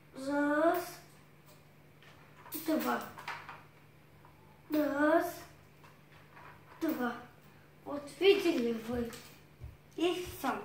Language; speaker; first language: Russian; non-native, learner; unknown